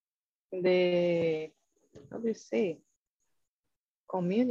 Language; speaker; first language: English; non-native, learner; Portuguese